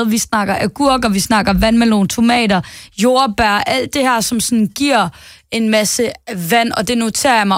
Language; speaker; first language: Danish; native; Danish